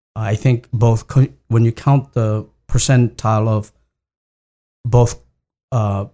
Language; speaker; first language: English; non-native, fluent; Korean